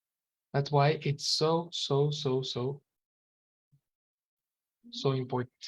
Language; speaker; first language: English; non-native, local second language; Spanish